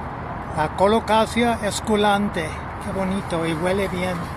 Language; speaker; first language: Spanish; non-native, learner; English